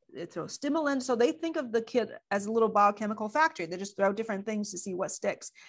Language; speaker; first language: English; non-native, fluent; Chinese